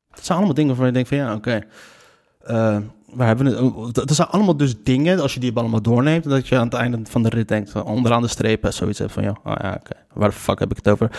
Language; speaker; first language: Dutch; early bilingual, other home language; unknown